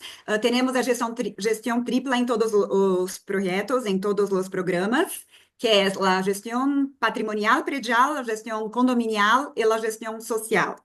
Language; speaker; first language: Spanish; non-native, fluent; Portuguese